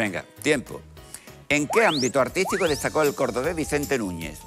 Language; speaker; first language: Spanish; native; Spanish